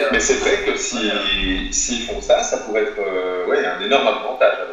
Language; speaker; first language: French; native; French